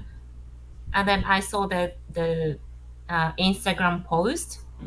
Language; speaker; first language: English; non-native, learner; Japanese